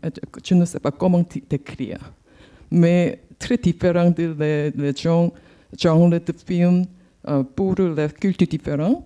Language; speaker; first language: French; non-native, learner; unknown